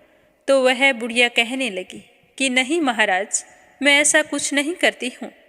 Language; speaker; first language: Hindi; native; Hindi